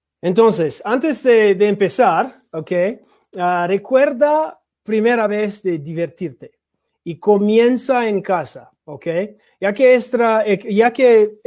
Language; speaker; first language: Spanish; non-native, learner; English